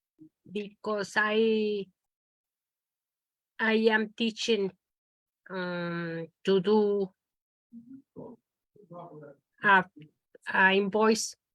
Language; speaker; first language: English; non-native, learner; Spanish